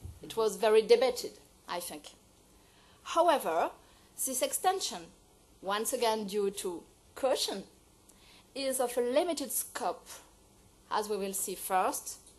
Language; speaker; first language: English; non-native, fluent; French